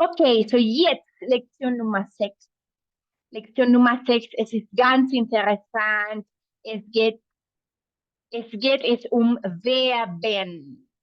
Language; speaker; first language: German; non-native, fluent; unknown